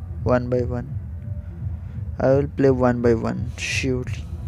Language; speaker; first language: English; non-native, local second language; Bangla